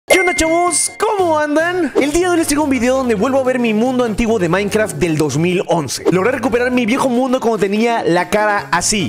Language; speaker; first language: Spanish; native; Spanish